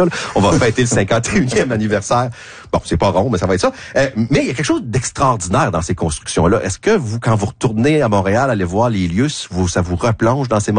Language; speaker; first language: French; native; French